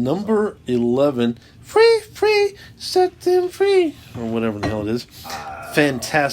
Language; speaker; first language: English; native; English